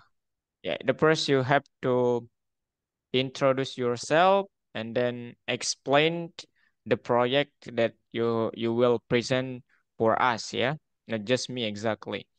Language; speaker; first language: English; non-native, fluent; Indonesian